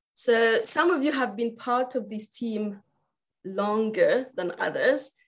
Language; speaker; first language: English; non-native, local second language; Kinyarwanda